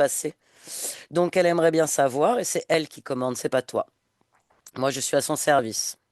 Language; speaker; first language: French; native; French